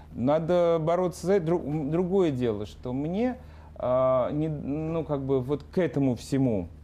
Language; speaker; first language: Russian; non-native, local second language; Ukrainian